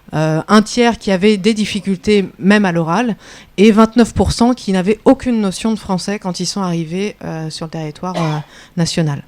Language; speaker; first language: French; native; French